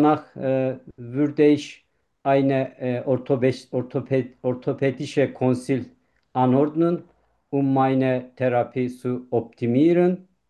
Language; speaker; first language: German; non-native, learner; Turkish